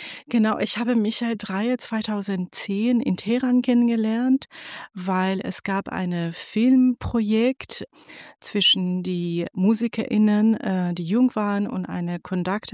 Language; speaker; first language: German; non-native, fluent; Persian